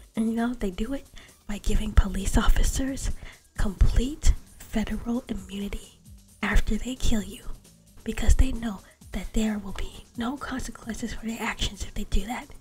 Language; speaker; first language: English; native; English